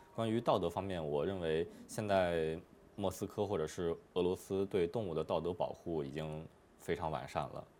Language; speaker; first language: Chinese; native; Chinese